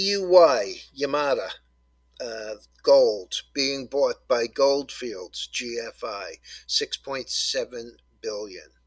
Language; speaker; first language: English; native; English